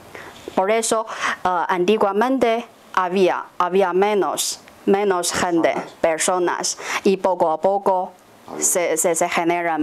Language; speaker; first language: Spanish; non-native, fluent; Chinese